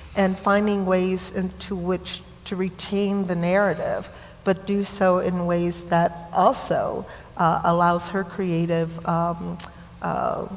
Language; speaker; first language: English; native; English